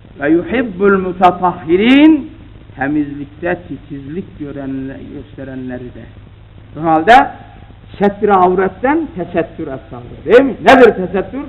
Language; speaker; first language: Turkish; native; Turkish